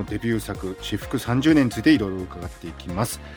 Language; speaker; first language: Japanese; native; Japanese